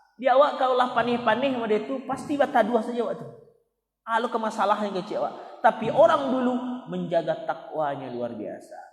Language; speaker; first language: Malay; non-native, local second language; Minangkabau